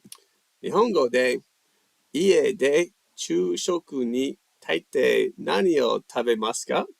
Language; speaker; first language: Japanese; non-native, fluent; English